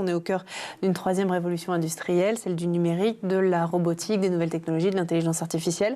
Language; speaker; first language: French; native; French